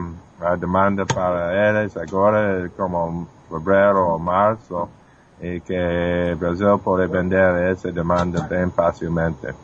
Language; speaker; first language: Portuguese; non-native, fluent; English